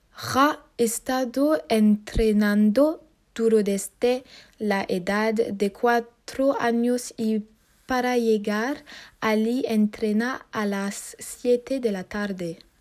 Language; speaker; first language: Spanish; non-native, learner; French